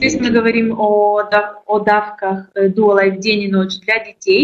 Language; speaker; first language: Polish; non-native, learner; Russian